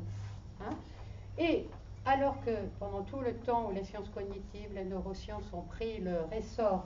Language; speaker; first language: French; native; French